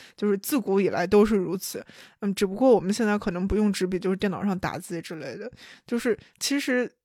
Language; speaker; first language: Chinese; native; Chinese